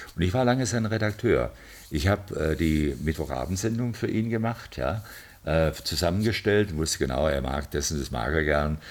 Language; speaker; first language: German; native; German